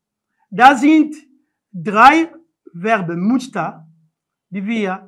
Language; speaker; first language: German; non-native, learner; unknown